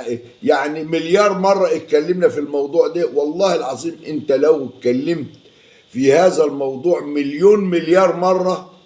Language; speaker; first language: Arabic; native; Arabic